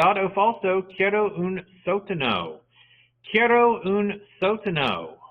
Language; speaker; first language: Spanish; non-native, fluent; English